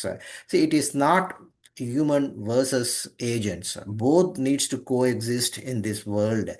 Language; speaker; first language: English; non-native, local second language; Tamil